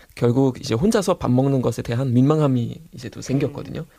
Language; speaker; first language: Korean; non-native, fluent; German